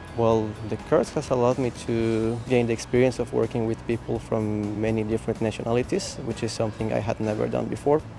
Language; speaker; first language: English; non-native, fluent; Spanish